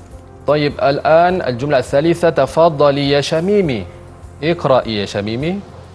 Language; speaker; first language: Arabic; non-native, fluent; Malay